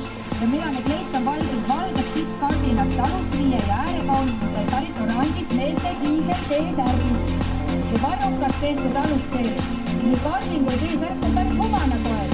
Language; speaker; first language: Estonian; native; Estonian